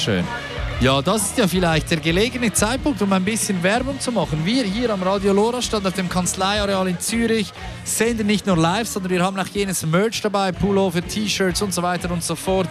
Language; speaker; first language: German; native; German